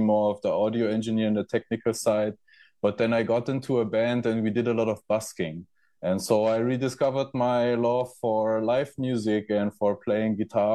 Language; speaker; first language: English; non-native, fluent; German